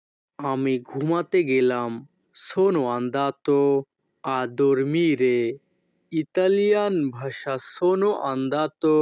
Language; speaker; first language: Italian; non-native, fluent; Bangla